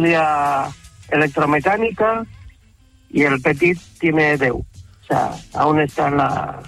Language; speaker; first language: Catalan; non-native, local second language; Spanish